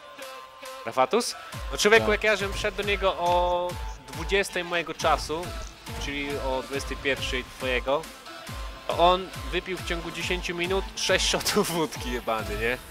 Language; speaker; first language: Polish; native; Polish